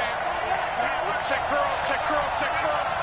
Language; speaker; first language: English; native; English